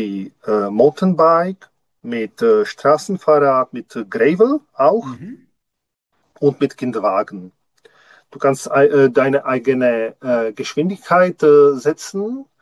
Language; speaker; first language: German; non-native, learner; Czech